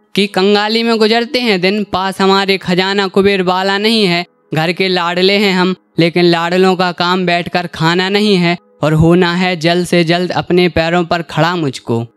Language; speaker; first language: Hindi; native; Hindi